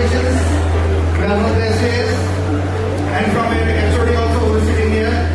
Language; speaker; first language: English; non-native, local second language; Telugu